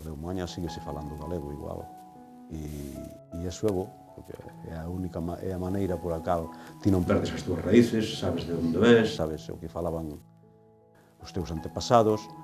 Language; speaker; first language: Galician; native; Galician